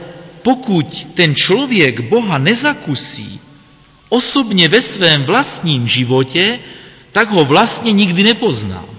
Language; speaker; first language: Czech; native; Czech